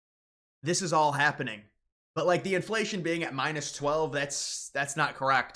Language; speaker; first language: English; native; English